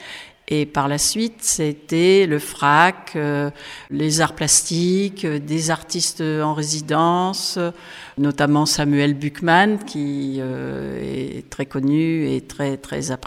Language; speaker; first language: French; native; French